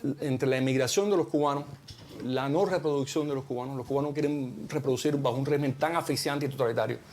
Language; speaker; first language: Spanish; early bilingual, heritage; Spanish